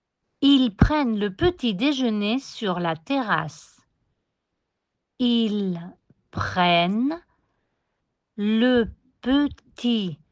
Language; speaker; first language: French; non-native, fluent; Spanish